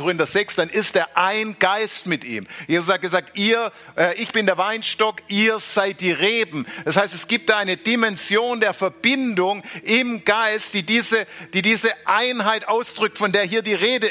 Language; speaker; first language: German; native; German